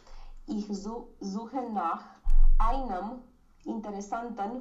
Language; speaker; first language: German; non-native, learner; Romanian